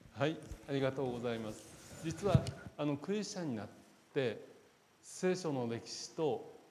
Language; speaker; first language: Japanese; native; Japanese